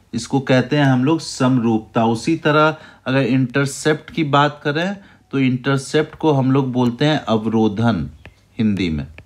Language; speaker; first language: Hindi; native; Hindi